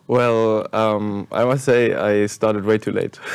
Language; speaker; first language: English; non-native, fluent; German